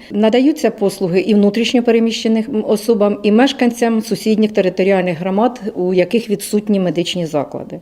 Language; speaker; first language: Ukrainian; native; Ukrainian